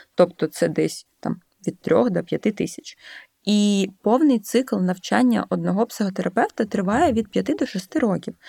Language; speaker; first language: Ukrainian; native; Ukrainian